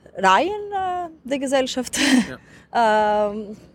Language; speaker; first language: German; non-native, fluent; Greek